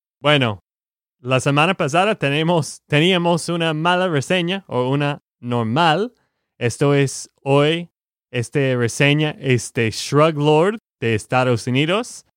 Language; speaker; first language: Spanish; non-native, learner; English